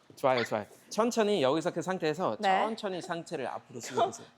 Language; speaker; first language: Korean; non-native, fluent; German